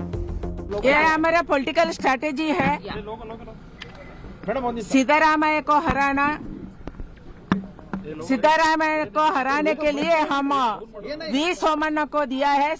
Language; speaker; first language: Hindi; non-native, local second language; Kannada